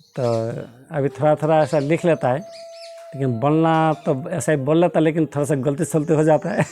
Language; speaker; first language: Hindi; non-native, local second language; Bangla